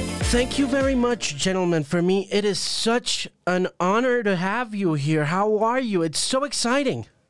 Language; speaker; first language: English; non-native, fluent; Spanish